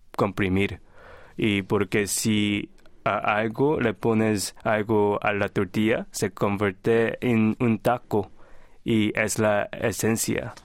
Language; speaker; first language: Spanish; non-native, fluent; Korean